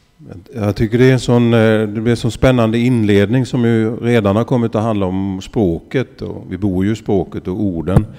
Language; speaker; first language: Swedish; native; Swedish